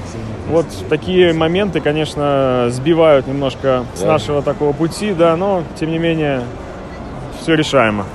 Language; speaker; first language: Russian; native; Russian